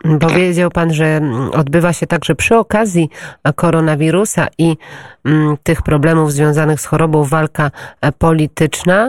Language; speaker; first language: Polish; native; Polish